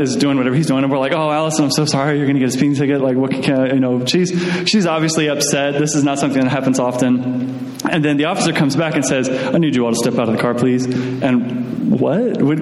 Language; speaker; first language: English; native; English